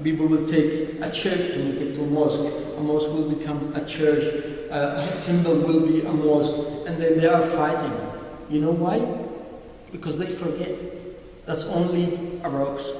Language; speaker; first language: English; non-native, learner; Arabic